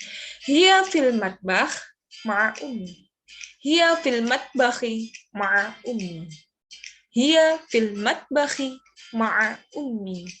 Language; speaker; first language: Arabic; non-native, fluent; Indonesian